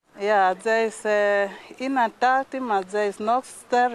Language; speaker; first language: Dutch; non-native, learner; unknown